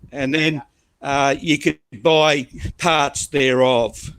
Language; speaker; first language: English; native; English